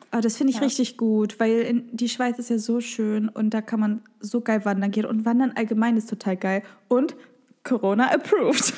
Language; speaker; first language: German; native; German